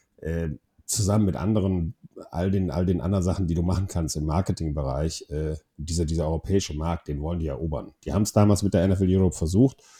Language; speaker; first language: German; non-native, fluent; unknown